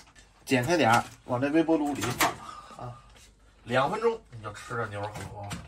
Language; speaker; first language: Chinese; native; Chinese